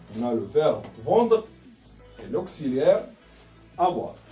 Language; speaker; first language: French; non-native, local second language; Arabic